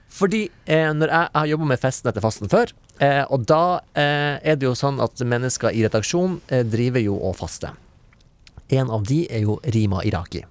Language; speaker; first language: Norwegian; native; Norwegian